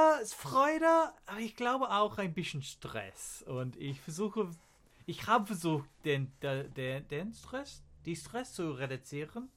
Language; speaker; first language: German; non-native, learner; English